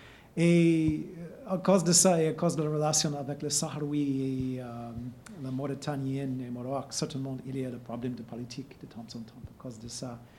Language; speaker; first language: French; non-native, fluent; English